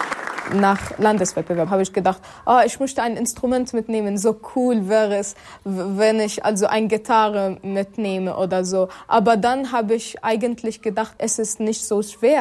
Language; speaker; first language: German; non-native, learner; Arabic